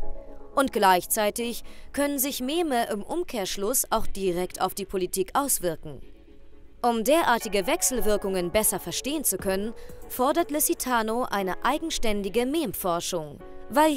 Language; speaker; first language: German; native; German